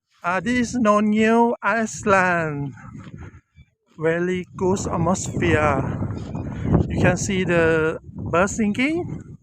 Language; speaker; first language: English; non-native, learner; Thai